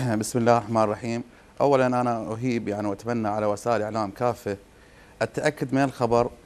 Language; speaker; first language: Arabic; native; Arabic